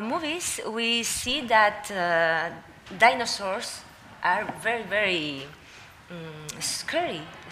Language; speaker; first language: English; non-native, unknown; Spanish